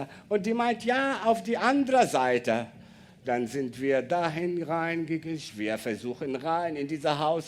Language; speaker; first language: German; non-native, learner; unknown